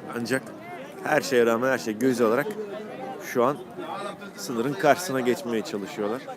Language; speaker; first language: Turkish; native; Turkish